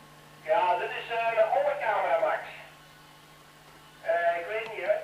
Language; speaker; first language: Dutch; native; Dutch